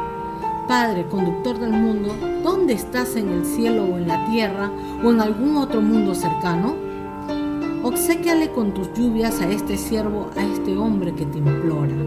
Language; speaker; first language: Spanish; native; Spanish